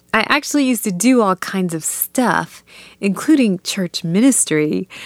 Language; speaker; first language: English; native; English